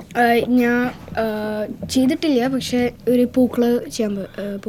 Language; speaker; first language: Malayalam; early bilingual, heritage; Malayalam